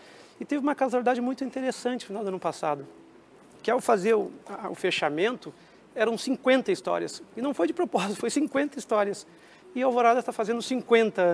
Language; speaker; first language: Portuguese; native; Portuguese